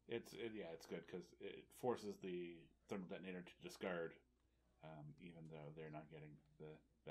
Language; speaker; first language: English; native; English